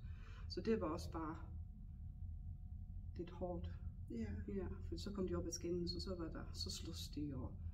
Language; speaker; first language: Danish; non-native, local second language; Faroese